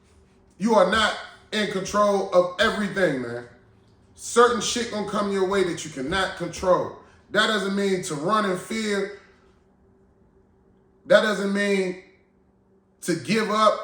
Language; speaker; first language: English; native; English